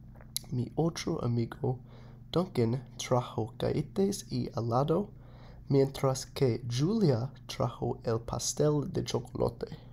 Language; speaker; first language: Spanish; non-native, learner; English